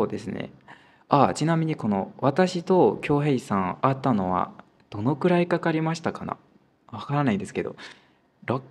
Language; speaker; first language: Japanese; non-native, fluent; Burmese